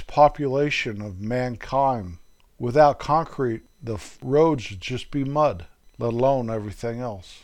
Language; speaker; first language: English; native; English